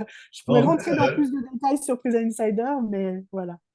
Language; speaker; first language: French; native; French